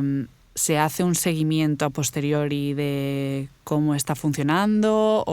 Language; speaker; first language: Spanish; native; Spanish